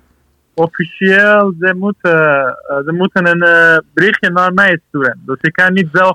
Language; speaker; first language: Dutch; non-native, learner; Persian